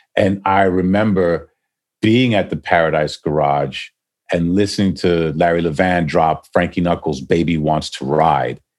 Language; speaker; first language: English; native; English